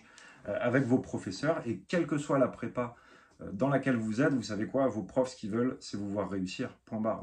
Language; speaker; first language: French; native; French